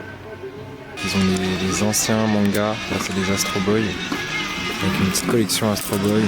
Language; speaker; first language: French; native; French